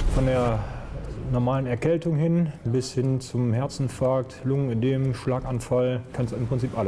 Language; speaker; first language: German; native; German